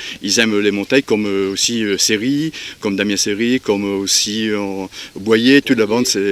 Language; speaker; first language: French; native; French